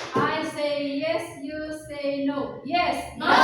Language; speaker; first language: English; non-native, learner; Indonesian